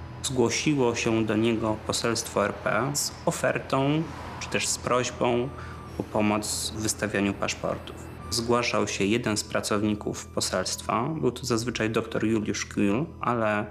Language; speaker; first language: Polish; native; Polish